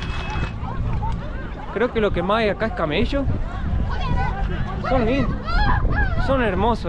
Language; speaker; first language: Spanish; native; Spanish